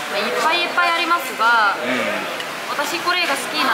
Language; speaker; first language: Japanese; non-native, fluent; Vietnamese